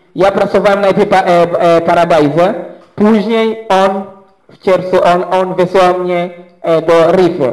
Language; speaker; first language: Polish; non-native, learner; Swahili